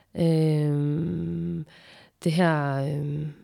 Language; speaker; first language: Danish; native; Danish